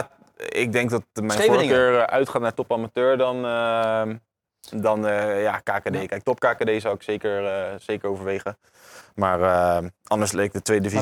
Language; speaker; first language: Dutch; native; Dutch